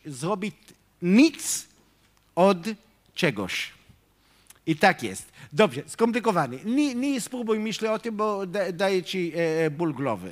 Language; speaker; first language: Polish; non-native, fluent; Hebrew